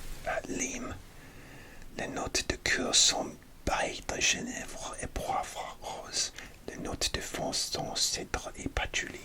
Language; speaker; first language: French; non-native, learner; English